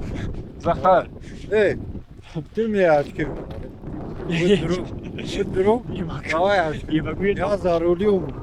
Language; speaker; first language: Russian; non-native, local second language; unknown